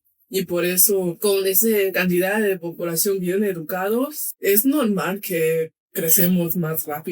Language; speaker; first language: Spanish; non-native, fluent; Chinese